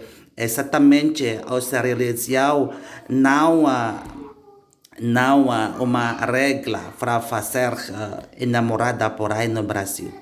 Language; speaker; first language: Portuguese; non-native, learner; Indonesian